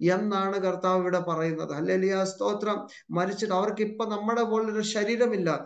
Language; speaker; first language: Malayalam; early bilingual, heritage; Malayalam